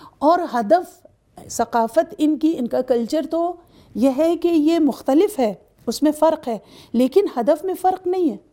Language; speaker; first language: Urdu; native; Urdu